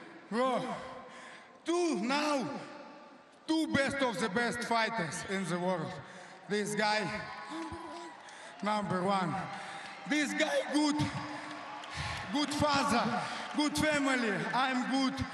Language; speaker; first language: English; non-native, learner; Russian